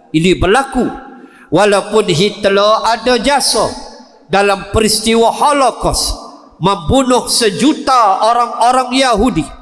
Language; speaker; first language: Malay; native; Malay